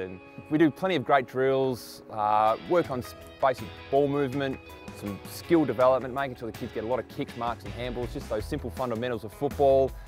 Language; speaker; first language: English; native; English